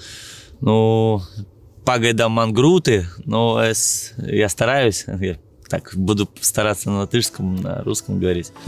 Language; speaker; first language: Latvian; non-native, local second language; Russian